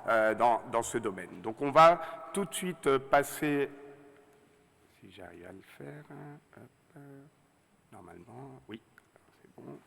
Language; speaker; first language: French; native; French